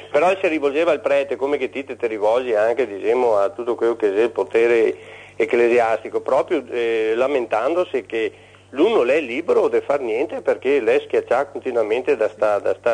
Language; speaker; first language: Italian; native; Italian